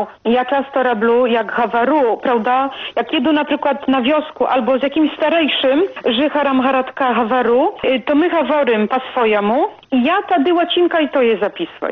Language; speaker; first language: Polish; non-native, local second language; Belarusian